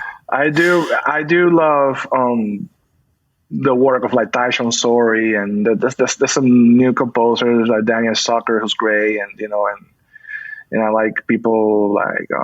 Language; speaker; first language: English; non-native, fluent; Spanish